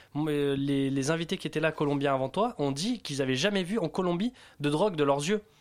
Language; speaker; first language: French; native; French